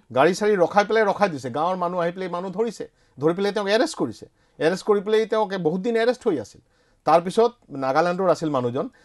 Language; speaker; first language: Assamese; non-native, local second language; Bangla